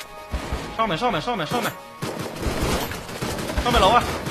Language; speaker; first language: Chinese; native; Chinese